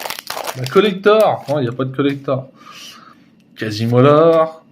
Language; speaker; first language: French; native; French